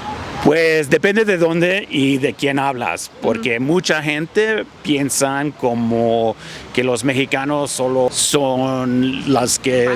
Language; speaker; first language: Spanish; early bilingual, heritage; English